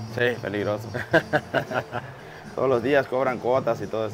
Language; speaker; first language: Spanish; native; Spanish